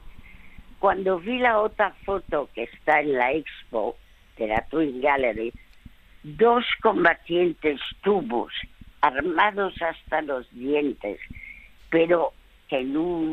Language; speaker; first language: Spanish; early bilingual, other home language; French